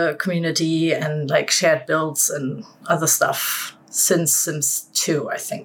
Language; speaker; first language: English; non-native, fluent; German